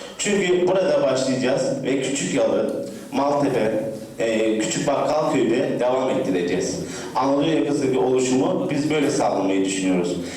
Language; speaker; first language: Turkish; native; Turkish